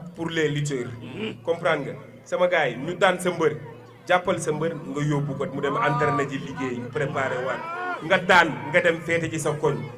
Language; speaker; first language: Wolof; native; Wolof